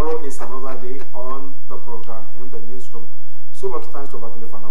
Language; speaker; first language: English; non-native, local second language; Yoruba